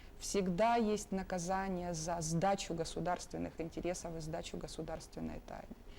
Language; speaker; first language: Russian; native; Russian